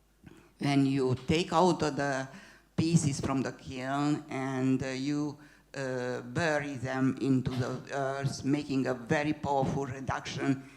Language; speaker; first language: English; non-native, fluent; Hungarian